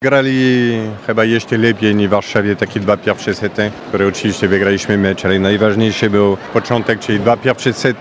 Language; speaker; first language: Polish; non-native, fluent; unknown